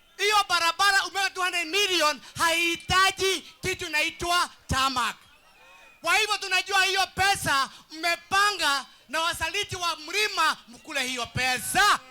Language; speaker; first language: Swahili; non-native, local second language; Kikuyu